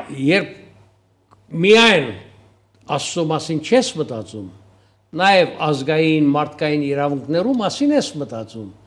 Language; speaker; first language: Armenian; early bilingual, heritage; Armenian